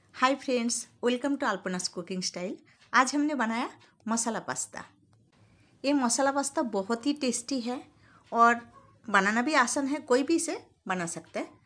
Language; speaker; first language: Hindi; non-native, local second language; Bangla